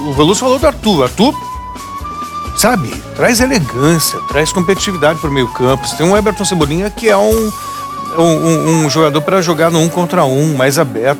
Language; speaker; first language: Portuguese; native; Portuguese